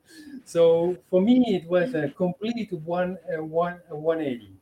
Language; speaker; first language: English; non-native, fluent; Dutch